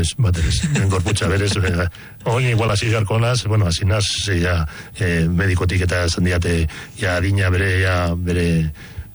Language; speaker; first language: Basque; non-native, local second language; Spanish